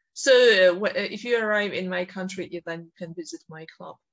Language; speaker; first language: English; non-native, fluent; Georgian